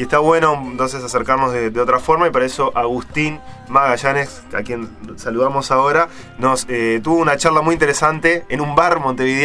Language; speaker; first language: Spanish; native; Spanish